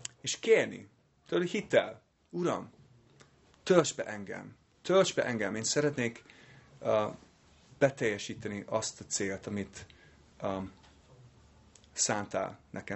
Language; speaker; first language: Hungarian; non-native, fluent; English